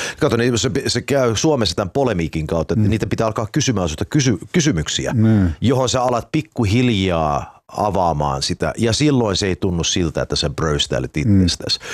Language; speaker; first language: Finnish; early bilingual, heritage; Finnish